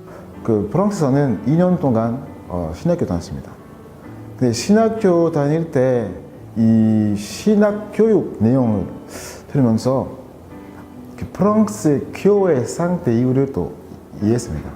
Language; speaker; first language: Korean; non-native, learner; French